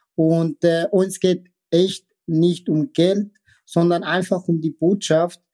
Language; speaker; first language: German; non-native, fluent; Persian